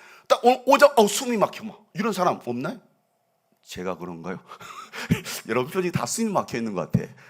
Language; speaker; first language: Korean; native; Korean